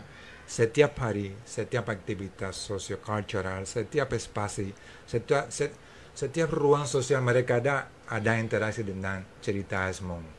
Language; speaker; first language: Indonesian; non-native, fluent; English